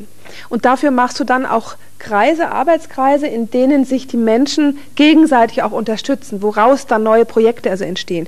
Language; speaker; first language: German; native; German